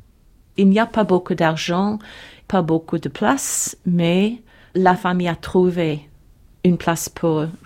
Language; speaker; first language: French; non-native, learner; English